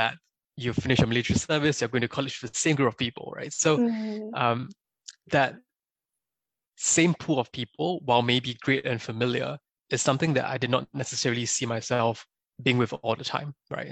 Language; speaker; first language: English; native; English